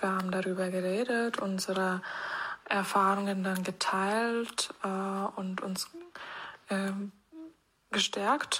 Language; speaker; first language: German; non-native, fluent; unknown